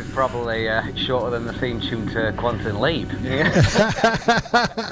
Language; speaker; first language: English; native; English